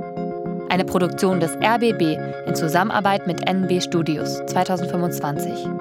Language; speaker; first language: German; native; German